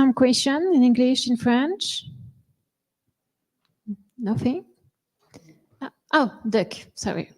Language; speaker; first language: English; non-native, learner; French